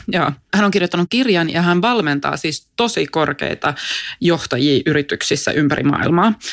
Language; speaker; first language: Finnish; non-native, local second language; Swedish